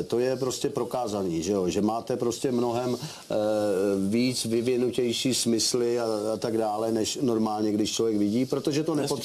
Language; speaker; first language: Czech; native; Czech